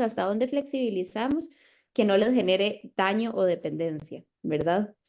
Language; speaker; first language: Spanish; native; Spanish